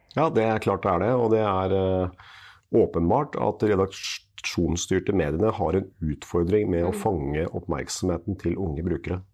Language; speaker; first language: Norwegian; native; Norwegian